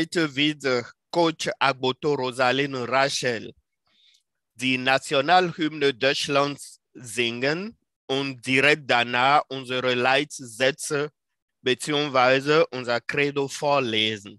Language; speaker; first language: German; non-native, fluent; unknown